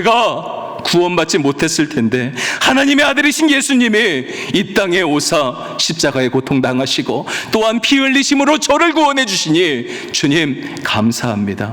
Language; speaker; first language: Korean; native; Korean